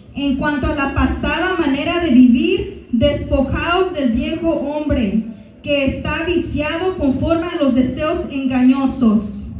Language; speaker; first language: Spanish; early bilingual, heritage; Spanish